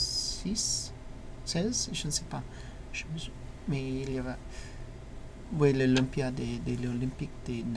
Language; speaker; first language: French; non-native, learner; English